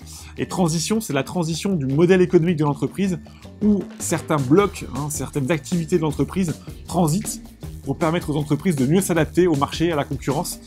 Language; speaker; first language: French; native; French